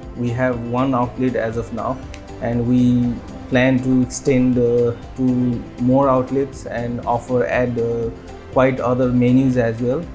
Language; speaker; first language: English; non-native, local second language; Nepali